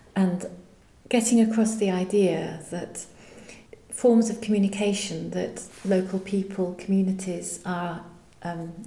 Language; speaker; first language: English; native; English